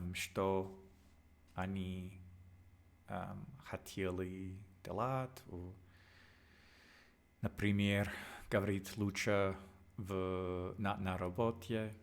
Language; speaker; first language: Russian; non-native, learner; English